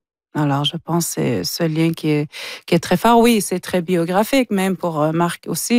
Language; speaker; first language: French; non-native, local second language; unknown